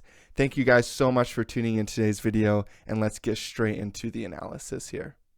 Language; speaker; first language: English; native; English